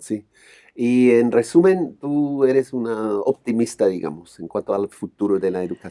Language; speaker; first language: Spanish; non-native, fluent; English